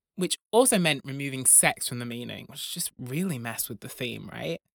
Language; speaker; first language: English; native; English